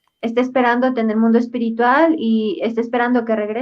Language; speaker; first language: Spanish; native; Spanish